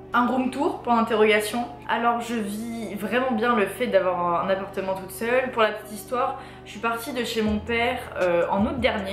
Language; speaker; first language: French; native; French